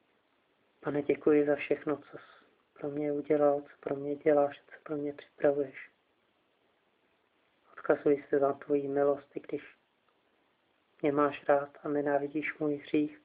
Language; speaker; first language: Czech; native; Czech